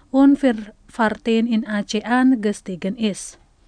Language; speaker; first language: German; non-native, fluent; Indonesian